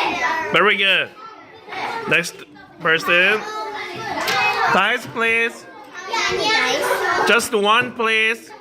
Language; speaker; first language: English; non-native, fluent; Korean